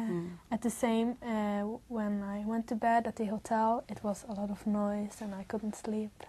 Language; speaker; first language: English; non-native, learner; Norwegian